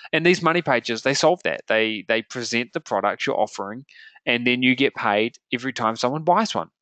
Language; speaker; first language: English; native; English